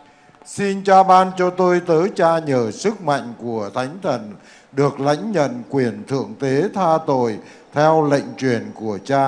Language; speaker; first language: Vietnamese; native; Vietnamese